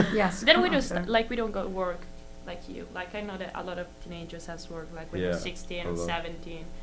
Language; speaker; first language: English; non-native, fluent; Italian